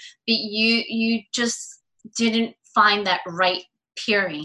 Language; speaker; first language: English; native; English